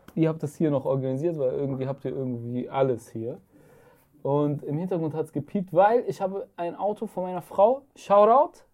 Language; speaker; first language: German; early bilingual, other home language; Arabic